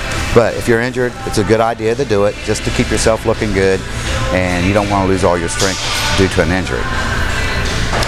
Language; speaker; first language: English; native; English